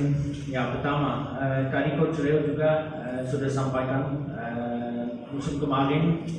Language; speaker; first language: Indonesian; non-native, fluent; Dutch